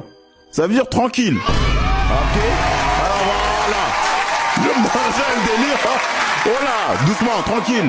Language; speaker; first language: French; native; French